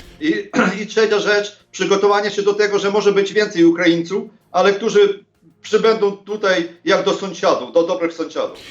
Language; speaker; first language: Polish; non-native, fluent; Ukrainian